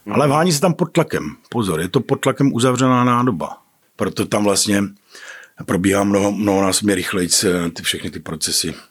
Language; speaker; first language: Czech; native; Czech